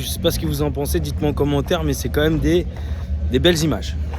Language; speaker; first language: French; native; French